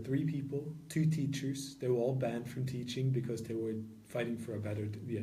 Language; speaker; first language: English; non-native, fluent; Norwegian